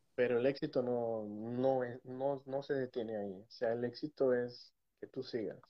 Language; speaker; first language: Spanish; native; Spanish